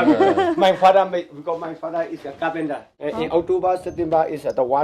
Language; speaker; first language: English; non-native, learner; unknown